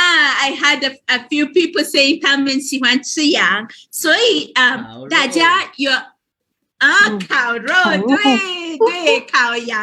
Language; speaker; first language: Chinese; non-native, fluent; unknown